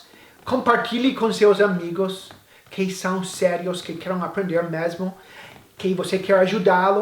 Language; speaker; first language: Portuguese; non-native, fluent; English